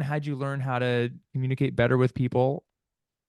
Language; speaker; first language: English; native; English